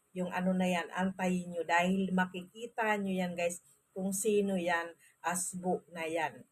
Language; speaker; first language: Filipino; non-native, local second language; Masbatenyo